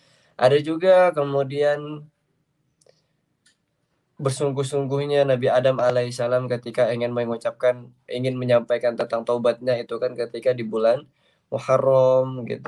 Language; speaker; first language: Indonesian; native; Indonesian